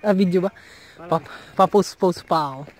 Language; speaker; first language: Filipino; native; Filipino